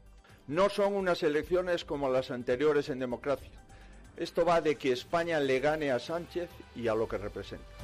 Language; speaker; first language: Spanish; native; Spanish